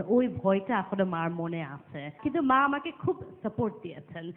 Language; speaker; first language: Bangla; early bilingual, other home language; English